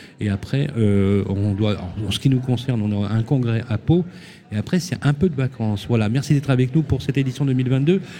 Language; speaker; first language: French; native; French